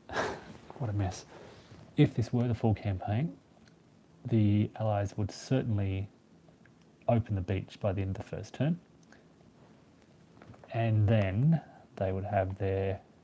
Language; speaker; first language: English; native; English